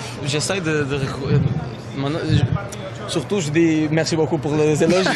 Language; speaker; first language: French; non-native, fluent; Portuguese